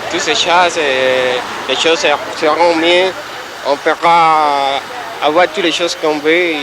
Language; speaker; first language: French; non-native, learner; Spanish